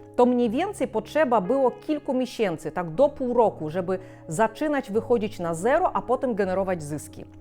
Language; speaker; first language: Polish; non-native, fluent; Korean